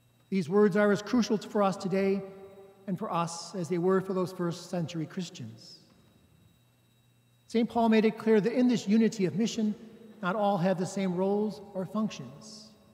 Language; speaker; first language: English; native; English